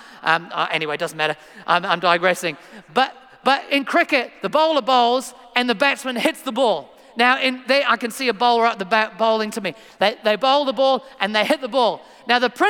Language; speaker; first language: English; native; English